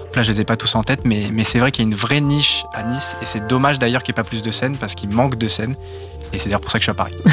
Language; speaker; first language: French; early bilingual, other home language; Serbian